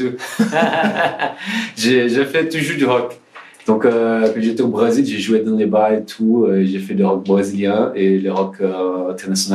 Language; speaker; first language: French; non-native, learner; Portuguese